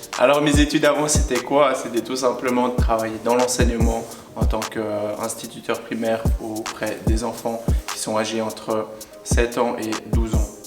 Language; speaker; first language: French; early bilingual, other home language; Russian